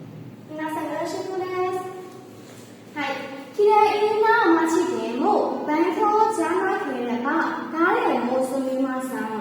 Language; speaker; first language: Japanese; non-native, learner; Burmese